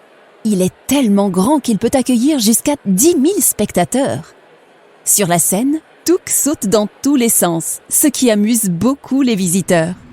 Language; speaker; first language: French; native; French